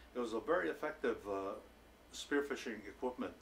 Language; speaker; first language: English; native; English